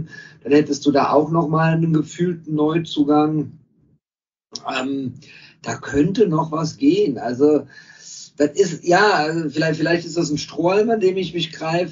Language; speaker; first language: German; native; German